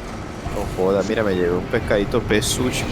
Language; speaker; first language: Spanish; native; Spanish